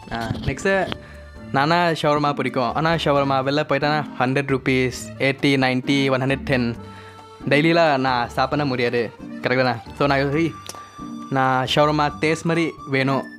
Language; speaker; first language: Tamil; non-native, learner; Thai